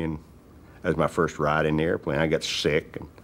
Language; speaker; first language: English; native; English